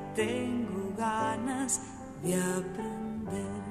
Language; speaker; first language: Spanish; native; Spanish